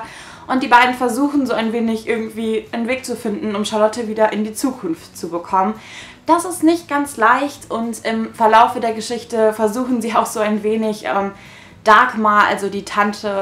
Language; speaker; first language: German; native; German